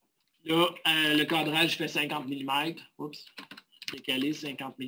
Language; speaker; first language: French; native; French